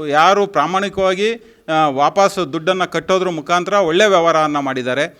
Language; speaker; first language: Kannada; native; Kannada